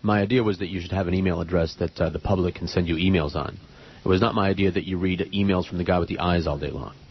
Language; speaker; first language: English; native; English